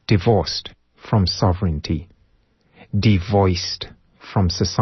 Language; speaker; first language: English; non-native, local second language; Ganda